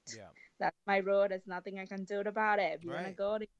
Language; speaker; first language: English; non-native, fluent; Vietnamese